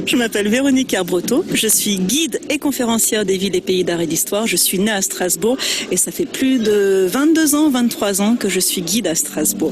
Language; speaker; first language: French; native; French